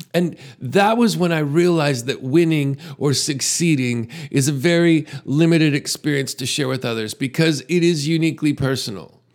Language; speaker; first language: English; native; English